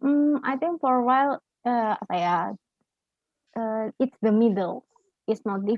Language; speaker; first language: English; non-native, learner; Indonesian